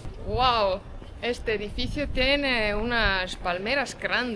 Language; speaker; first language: Spanish; non-native, fluent; Estonian